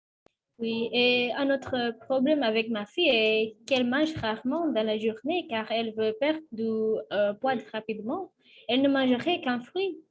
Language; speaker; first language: French; non-native, learner; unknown